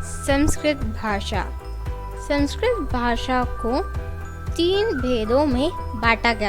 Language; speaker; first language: Hindi; non-native, local second language; Malayalam